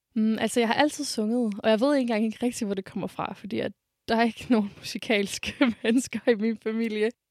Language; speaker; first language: Danish; early bilingual, other home language; French